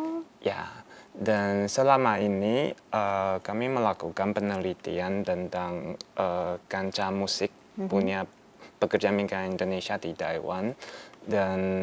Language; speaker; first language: Indonesian; non-native, fluent; Chinese